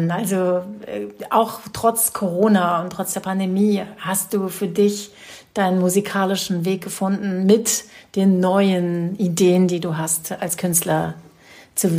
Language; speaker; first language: German; native; German